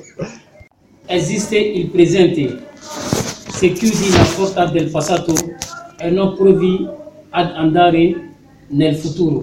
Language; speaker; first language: Italian; non-native, learner; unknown